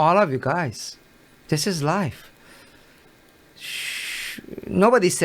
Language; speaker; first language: English; non-native, learner; Persian